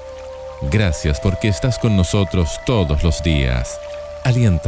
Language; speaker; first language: Spanish; native; Spanish